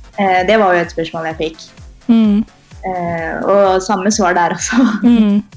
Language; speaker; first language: Norwegian; early bilingual, other home language; Tamil